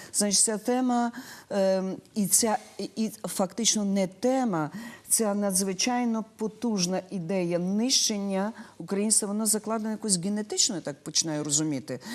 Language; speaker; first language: Ukrainian; native; Ukrainian